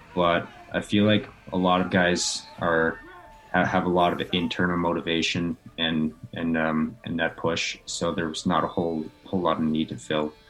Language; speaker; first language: English; native; English